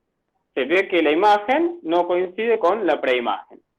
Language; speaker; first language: Spanish; native; Spanish